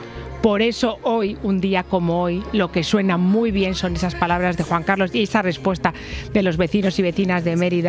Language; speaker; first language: Spanish; native; Spanish